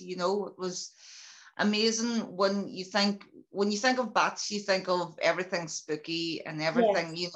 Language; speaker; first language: English; native; English